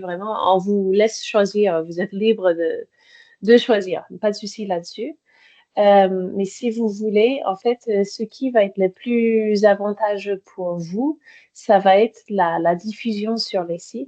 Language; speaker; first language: French; native; French